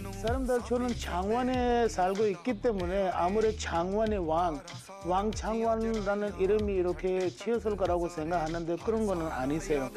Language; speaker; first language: Korean; non-native, fluent; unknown